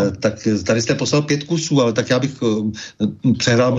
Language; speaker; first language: Czech; native; Czech